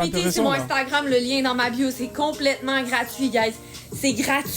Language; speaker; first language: French; native; French